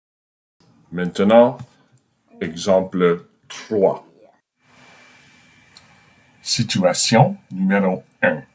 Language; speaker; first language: French; non-native, fluent; English